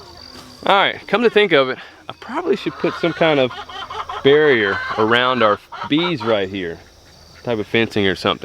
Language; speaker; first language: English; native; English